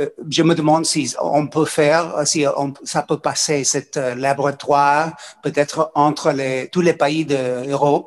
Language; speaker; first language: French; non-native, fluent; English